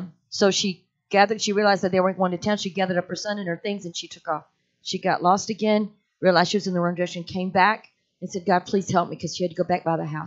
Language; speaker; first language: English; native; English